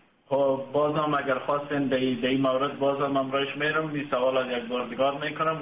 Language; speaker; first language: Persian; native; Persian